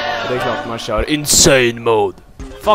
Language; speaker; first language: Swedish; native; Swedish